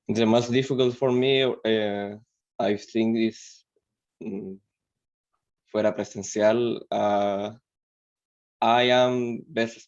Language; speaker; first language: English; non-native, learner; Spanish